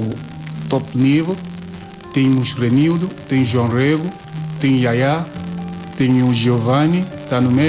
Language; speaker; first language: Portuguese; non-native, learner; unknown